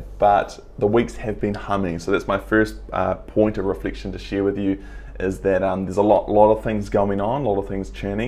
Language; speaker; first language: English; native; English